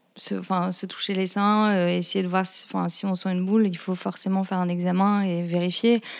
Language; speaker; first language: French; native; French